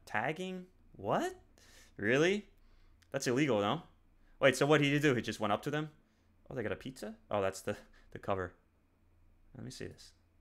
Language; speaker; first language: English; native; English